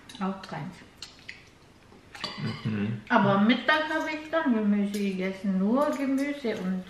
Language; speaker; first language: German; non-native, learner; Cebuano